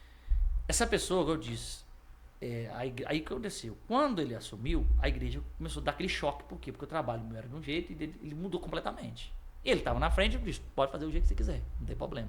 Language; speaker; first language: Portuguese; native; Portuguese